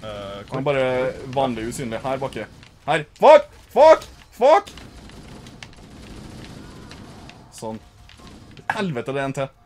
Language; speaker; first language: Norwegian; native; Norwegian